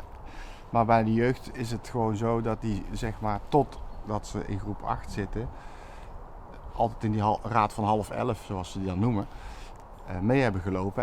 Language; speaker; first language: Dutch; native; Dutch